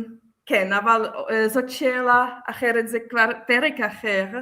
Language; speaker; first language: Hebrew; non-native, fluent; Czech